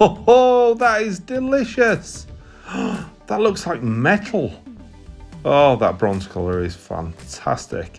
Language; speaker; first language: English; native; English